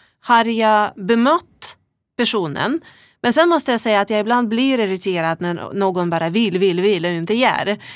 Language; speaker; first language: Swedish; non-native, fluent; Russian